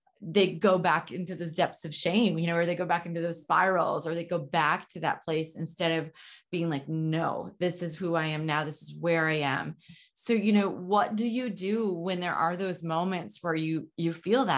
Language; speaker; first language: English; native; English